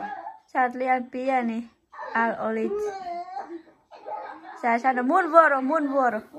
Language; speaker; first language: Finnish; non-native, learner; Vietnamese